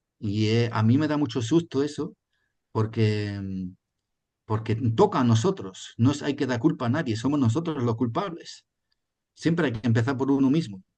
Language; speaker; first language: Spanish; non-native, fluent; German